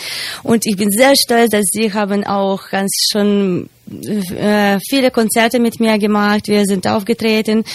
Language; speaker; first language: German; non-native, fluent; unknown